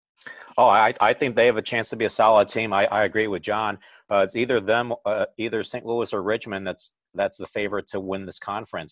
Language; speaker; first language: English; native; English